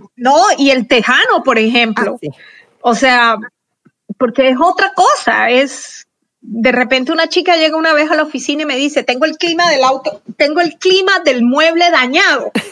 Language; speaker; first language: Spanish; native; Spanish